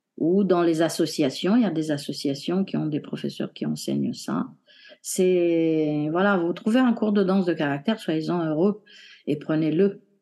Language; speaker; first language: French; non-native, fluent; Romanian